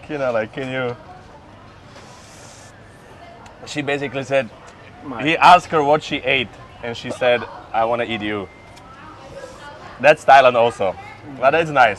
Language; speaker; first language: English; non-native, fluent; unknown